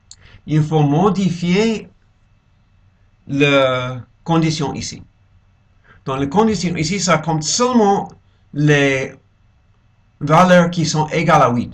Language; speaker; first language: French; non-native, fluent; English